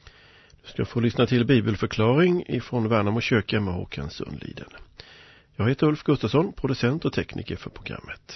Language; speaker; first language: Swedish; native; Swedish